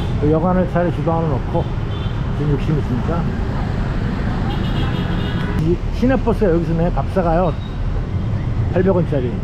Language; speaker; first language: Korean; native; Korean